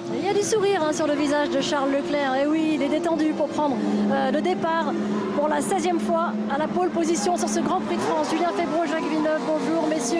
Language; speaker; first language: French; native; French